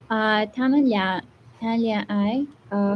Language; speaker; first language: Chinese; non-native, learner; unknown